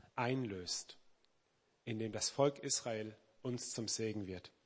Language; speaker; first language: German; native; German